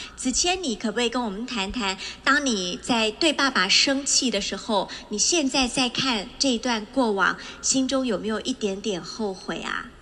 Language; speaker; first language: Chinese; native; Chinese